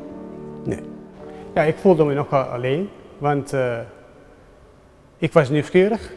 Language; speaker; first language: Dutch; non-native, fluent; Turkish